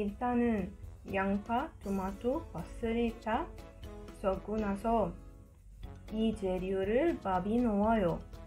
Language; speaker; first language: Korean; non-native, learner; Arabic